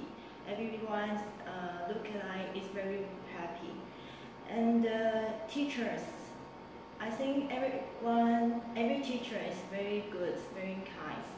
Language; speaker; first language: English; non-native, learner; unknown